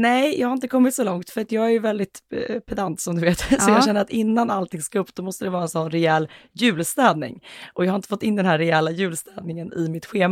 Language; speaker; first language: Swedish; native; Swedish